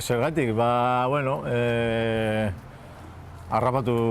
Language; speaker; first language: Basque; non-native, local second language; Spanish